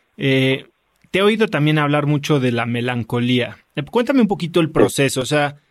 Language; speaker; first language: Spanish; native; Spanish